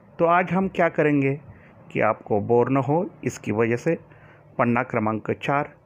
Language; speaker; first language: Hindi; non-native, local second language; Marathi